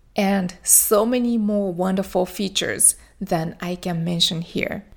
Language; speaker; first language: English; non-native, fluent; Japanese